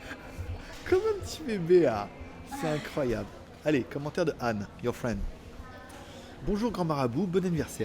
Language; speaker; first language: French; native; French